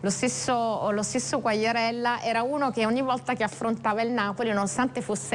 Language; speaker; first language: Italian; native; Italian